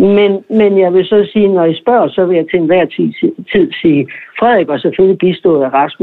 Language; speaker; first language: Danish; native; Danish